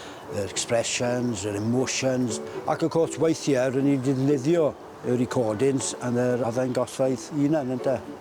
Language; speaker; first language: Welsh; non-native, fluent; English